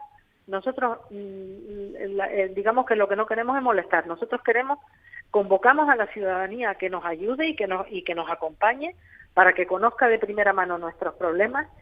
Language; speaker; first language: Spanish; native; Spanish